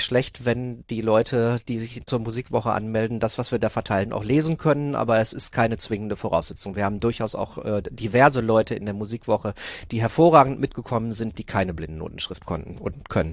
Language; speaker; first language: German; native; German